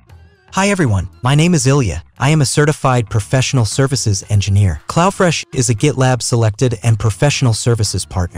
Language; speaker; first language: English; non-native, fluent; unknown